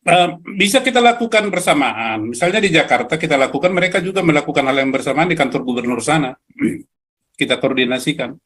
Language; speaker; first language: Indonesian; native; Indonesian